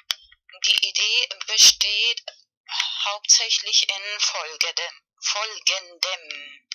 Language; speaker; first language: German; non-native, fluent; Spanish